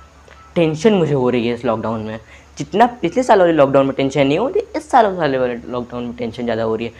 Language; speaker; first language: Hindi; native; Hindi